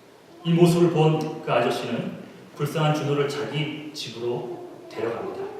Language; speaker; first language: Korean; native; Korean